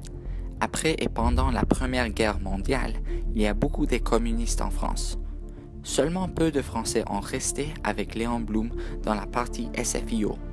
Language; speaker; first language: French; non-native, learner; English